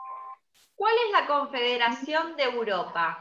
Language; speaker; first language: Spanish; native; Spanish